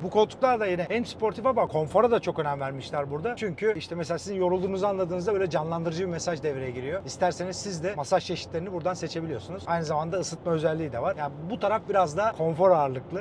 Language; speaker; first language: Turkish; native; Turkish